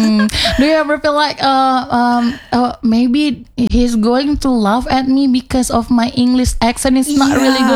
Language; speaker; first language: English; non-native, fluent; Indonesian